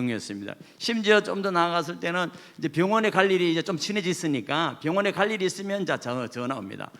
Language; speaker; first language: Korean; native; Korean